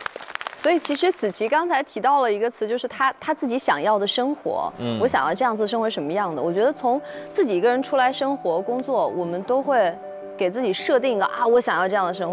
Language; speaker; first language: Chinese; native; Chinese